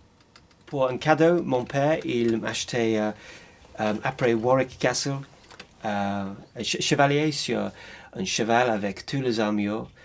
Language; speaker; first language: French; non-native, learner; English